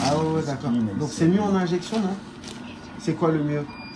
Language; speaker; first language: French; native; French